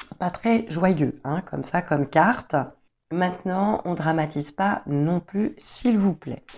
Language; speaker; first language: French; native; French